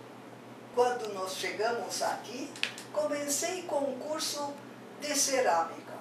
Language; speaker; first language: Portuguese; non-native, fluent; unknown